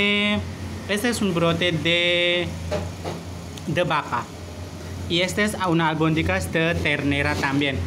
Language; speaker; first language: Spanish; non-native, learner; Indonesian